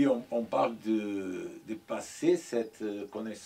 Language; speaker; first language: French; non-native, learner; Portuguese